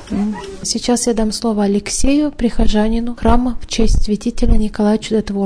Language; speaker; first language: Russian; native; Russian